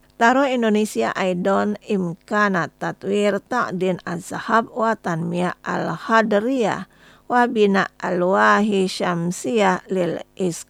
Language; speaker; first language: Arabic; non-native, fluent; Indonesian